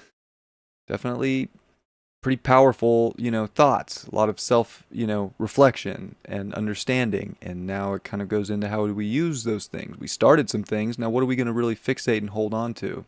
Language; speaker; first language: English; native; English